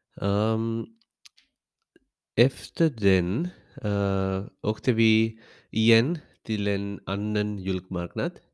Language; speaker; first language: Swedish; non-native, learner; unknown